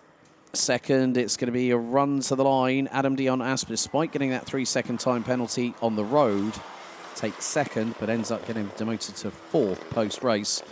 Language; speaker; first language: English; non-native, fluent; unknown